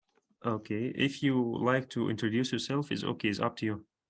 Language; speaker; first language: English; non-native, fluent; Arabic